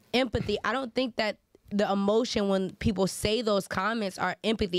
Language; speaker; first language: English; native; English